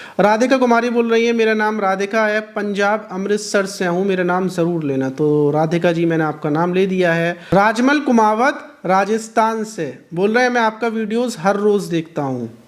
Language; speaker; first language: Hindi; native; Hindi